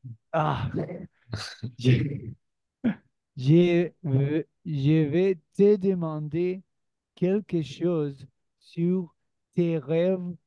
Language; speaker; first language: French; non-native, learner; Spanish